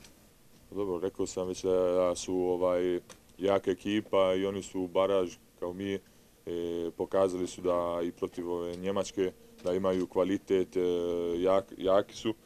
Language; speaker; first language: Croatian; early bilingual, heritage; Italian